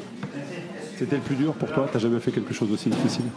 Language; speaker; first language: French; native; French